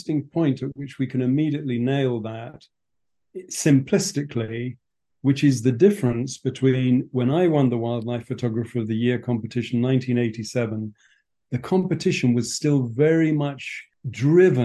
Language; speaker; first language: English; native; English